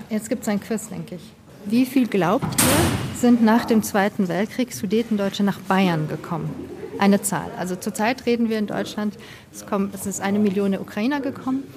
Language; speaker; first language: German; native; German